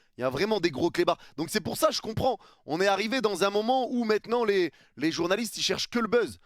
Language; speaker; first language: French; early bilingual, other home language; Arabic